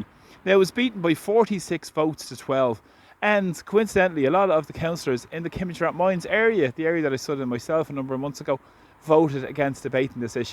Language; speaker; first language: English; native; English